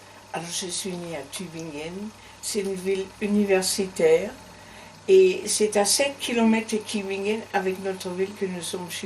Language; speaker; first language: French; non-native, learner; German